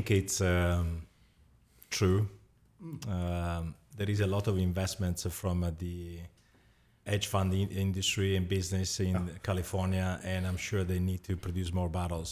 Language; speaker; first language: English; non-native, fluent; Italian